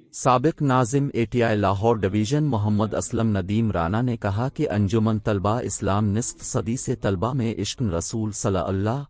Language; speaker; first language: Urdu; non-native, local second language; Punjabi